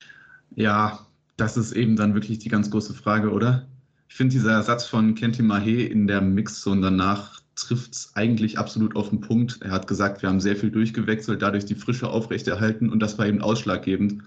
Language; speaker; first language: German; native; German